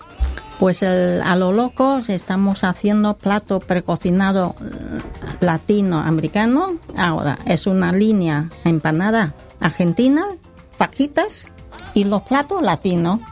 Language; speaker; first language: Spanish; non-native, learner; Khmer